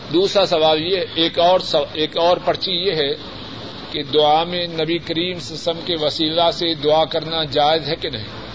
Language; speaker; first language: Urdu; native; Urdu